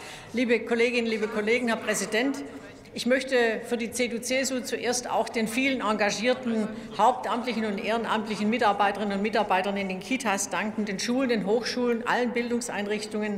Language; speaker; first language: German; native; German